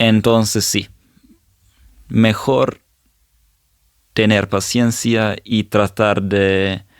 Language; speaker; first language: Spanish; non-native, fluent; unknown